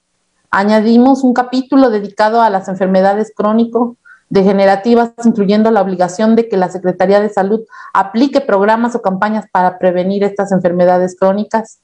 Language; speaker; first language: Spanish; native; Spanish